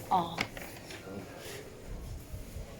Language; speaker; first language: Swedish; non-native, learner; Filipino